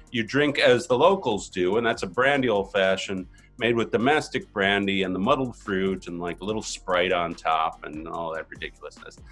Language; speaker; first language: English; native; English